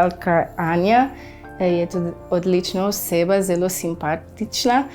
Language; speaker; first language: Slovenian; non-native, learner; Portuguese